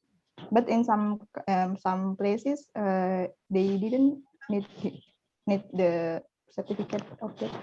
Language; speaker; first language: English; non-native, learner; Indonesian